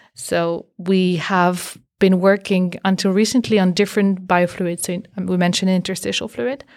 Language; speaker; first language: English; non-native, fluent; French